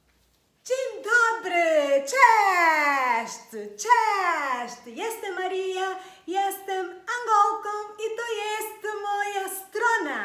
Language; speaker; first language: Polish; non-native, learner; Portuguese